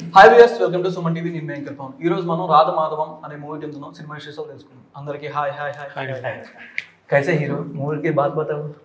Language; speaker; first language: Telugu; native; Telugu